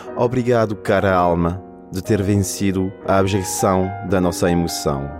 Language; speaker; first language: French; non-native, fluent; Portuguese